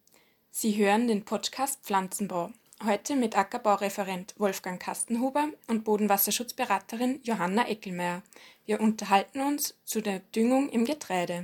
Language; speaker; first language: German; native; German